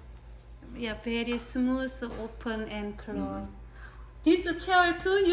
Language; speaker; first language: English; non-native, learner; Korean